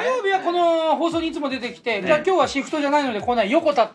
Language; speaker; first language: Japanese; native; Japanese